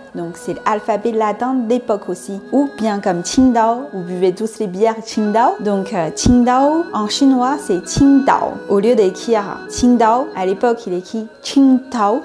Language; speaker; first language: French; non-native, learner; Chinese